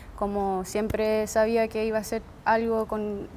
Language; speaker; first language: Spanish; early bilingual, heritage; Spanish